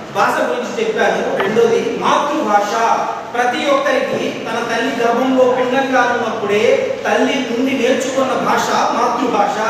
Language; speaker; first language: Telugu; non-native, local second language; Odia